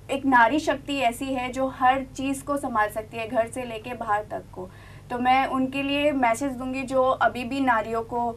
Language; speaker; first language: Hindi; non-native, local second language; Gujarati